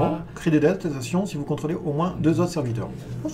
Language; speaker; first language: French; native; French